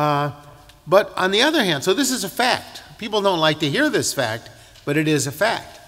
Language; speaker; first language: English; native; English